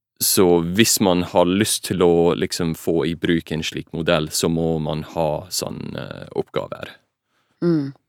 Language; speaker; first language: Norwegian; non-native, fluent; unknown